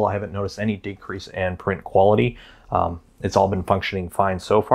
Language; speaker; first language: English; native; English